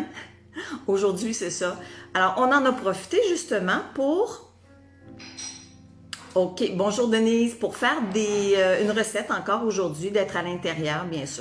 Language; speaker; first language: French; native; French